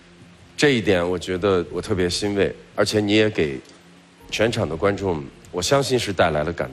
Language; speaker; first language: Chinese; native; Chinese